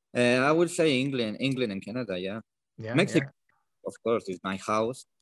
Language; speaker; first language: English; non-native, learner; Spanish